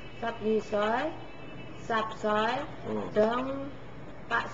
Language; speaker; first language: Cantonese; non-native, learner; Indonesian